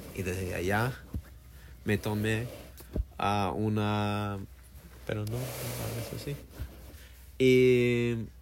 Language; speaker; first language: Spanish; non-native, learner; English